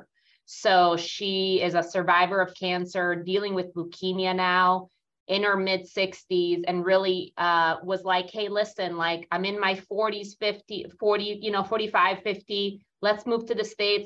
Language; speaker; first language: English; non-native, fluent; Italian